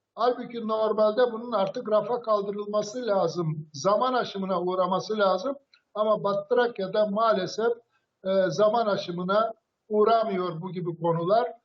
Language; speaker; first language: Turkish; native; Turkish